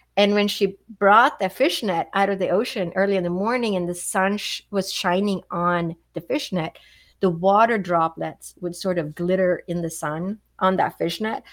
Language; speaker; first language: English; non-native, fluent; Swedish